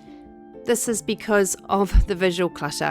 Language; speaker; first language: English; native; English